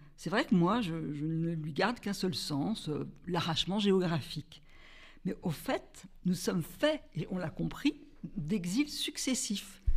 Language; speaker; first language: French; native; French